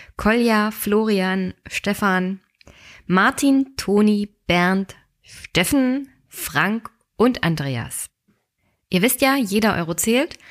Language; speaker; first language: German; native; German